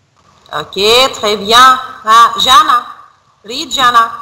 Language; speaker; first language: French; non-native, fluent; Arabic